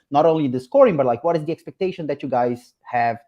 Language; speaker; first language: English; non-native, fluent; Portuguese